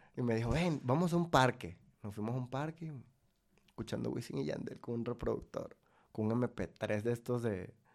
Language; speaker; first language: Spanish; native; Spanish